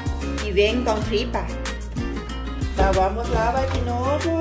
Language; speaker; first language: Portuguese; non-native, learner; Thai